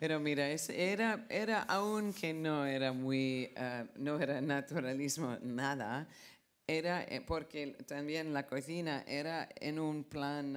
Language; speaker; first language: Spanish; non-native, fluent; English